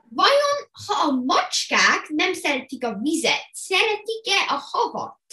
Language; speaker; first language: Hungarian; early bilingual, heritage; Hungarian